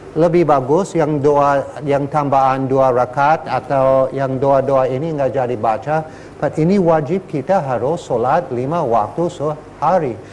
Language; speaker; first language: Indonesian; non-native, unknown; English